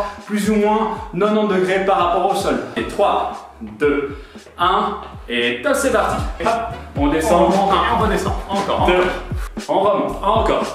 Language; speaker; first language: French; native; French